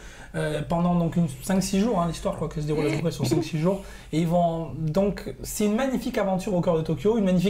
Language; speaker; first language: French; native; French